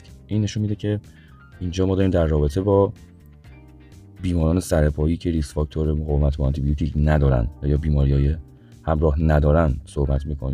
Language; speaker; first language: Persian; native; Persian